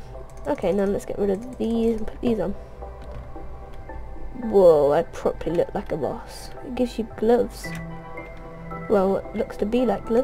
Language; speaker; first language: English; native; English